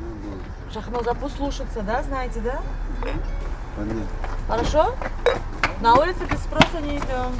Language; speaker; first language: Russian; non-native, local second language; Uzbek